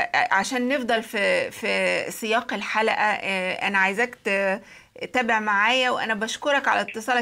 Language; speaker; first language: Arabic; native; Arabic